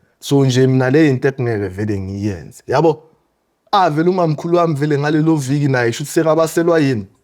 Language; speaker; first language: Zulu; native; Zulu